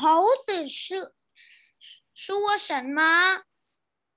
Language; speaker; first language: Chinese; non-native, learner; Vietnamese